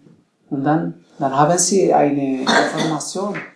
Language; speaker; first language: German; non-native, learner; Tigrinya